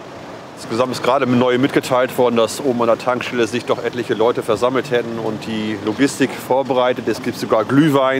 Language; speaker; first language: German; native; German